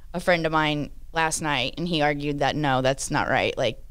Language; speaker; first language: English; native; English